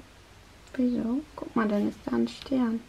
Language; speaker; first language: German; native; German